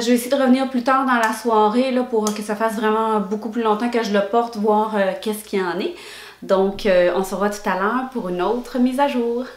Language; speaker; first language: French; native; French